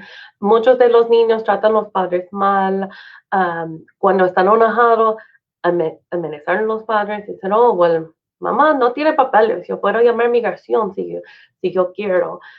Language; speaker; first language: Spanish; non-native, fluent; English